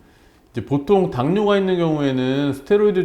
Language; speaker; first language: Korean; native; Korean